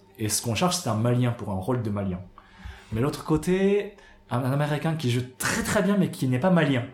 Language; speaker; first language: French; non-native, fluent; Japanese